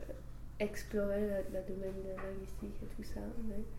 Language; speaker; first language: French; non-native, fluent; English